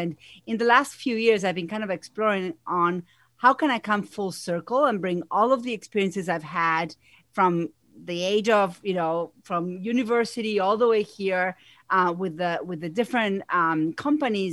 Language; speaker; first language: English; non-native, fluent; Spanish